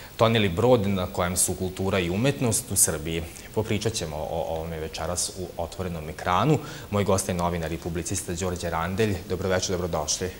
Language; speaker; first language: Serbian; native; Serbian